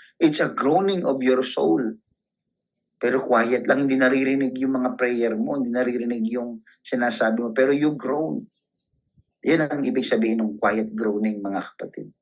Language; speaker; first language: Filipino; non-native, local second language; Cebuano